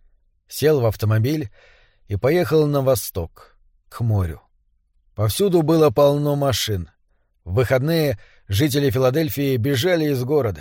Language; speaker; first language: Russian; native; Russian